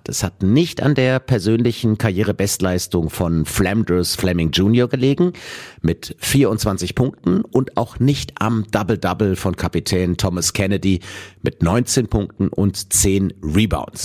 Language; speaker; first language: German; native; German